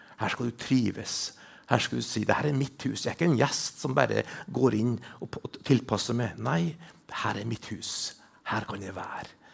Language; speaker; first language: Norwegian; native; Norwegian